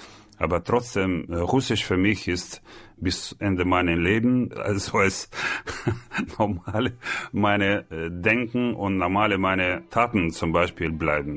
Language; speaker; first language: German; non-native, learner; Russian